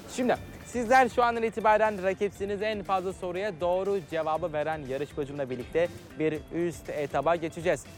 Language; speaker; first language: Turkish; native; Turkish